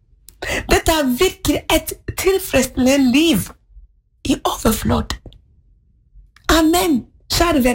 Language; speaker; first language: Norwegian; non-native, fluent; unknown